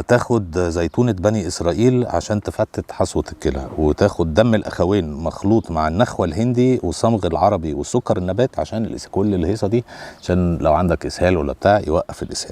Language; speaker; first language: Arabic; native; Arabic